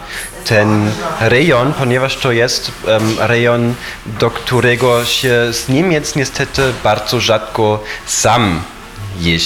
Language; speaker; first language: Polish; non-native, fluent; German